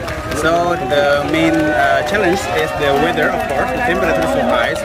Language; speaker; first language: English; non-native, learner; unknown